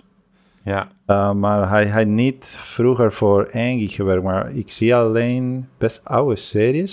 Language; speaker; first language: Dutch; non-native, fluent; Spanish